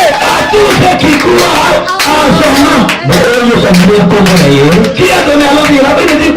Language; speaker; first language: French; non-native, local second language; Lingala